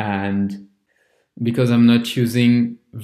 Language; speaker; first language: English; non-native, fluent; French